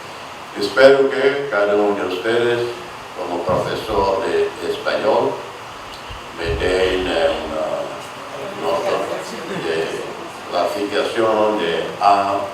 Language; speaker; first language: Spanish; non-native, fluent; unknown